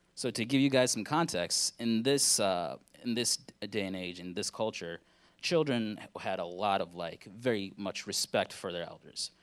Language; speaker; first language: English; early bilingual, other home language; Hindi